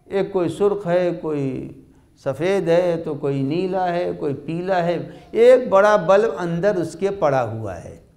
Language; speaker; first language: Urdu; native; Urdu